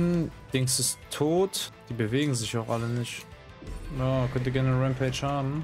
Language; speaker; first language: German; native; German